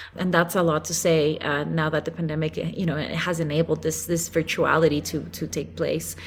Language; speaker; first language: English; non-native, fluent; Spanish